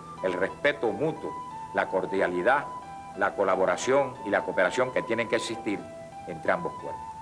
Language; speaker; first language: Spanish; native; Spanish